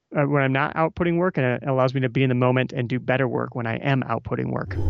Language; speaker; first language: English; native; English